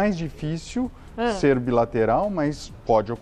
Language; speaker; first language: Portuguese; native; Portuguese